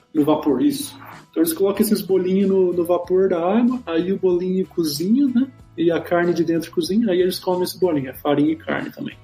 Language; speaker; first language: Portuguese; native; Portuguese